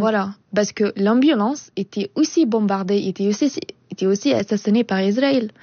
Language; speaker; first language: French; non-native, fluent; Arabic